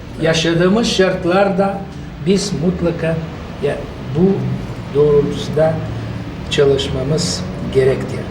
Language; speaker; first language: Turkish; non-native, fluent; Bulgarian